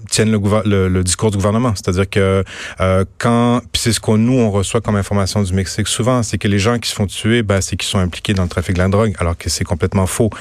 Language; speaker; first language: French; native; French